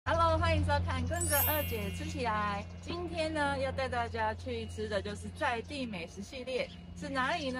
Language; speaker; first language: Chinese; native; Chinese